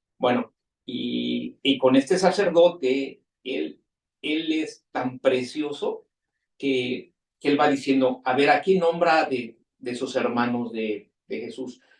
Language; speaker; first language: Spanish; native; Spanish